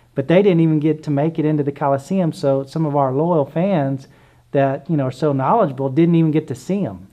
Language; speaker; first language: English; native; English